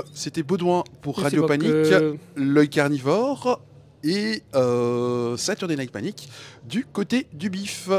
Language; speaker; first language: French; native; French